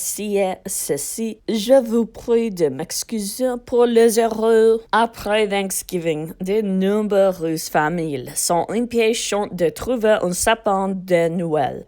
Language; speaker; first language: French; non-native, learner; English